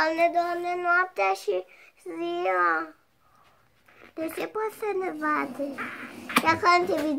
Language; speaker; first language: Romanian; early bilingual, heritage; Romanian